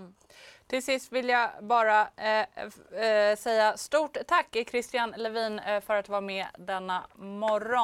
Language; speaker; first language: Swedish; native; Swedish